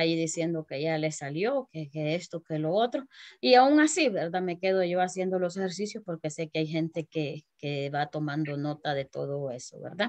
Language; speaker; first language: Spanish; native; Spanish